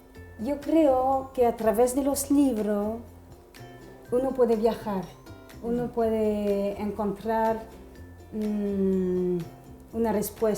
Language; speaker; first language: Spanish; non-native, fluent; French